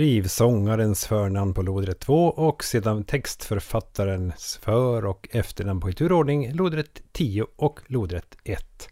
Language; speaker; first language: Swedish; native; Swedish